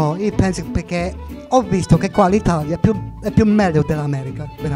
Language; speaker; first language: Italian; early bilingual, heritage; English